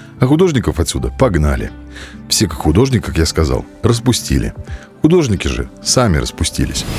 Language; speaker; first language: Russian; native; Russian